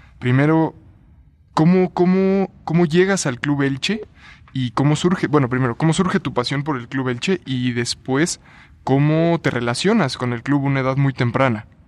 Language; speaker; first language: Spanish; native; Spanish